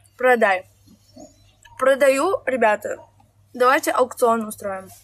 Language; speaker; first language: Russian; native; Russian